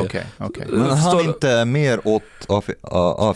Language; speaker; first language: Swedish; non-native, fluent; Arabic